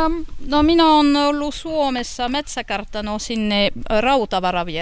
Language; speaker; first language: Finnish; non-native, fluent; French